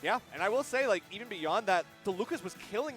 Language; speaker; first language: English; native; English